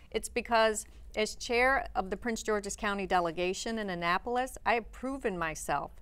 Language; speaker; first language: English; native; English